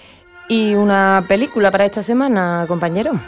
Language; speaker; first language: Spanish; native; Spanish